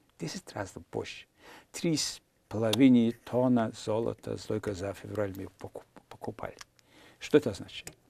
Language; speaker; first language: Russian; non-native, fluent; Mongolian